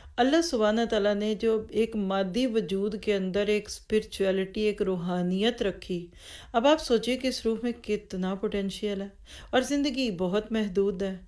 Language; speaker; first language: Urdu; native; Urdu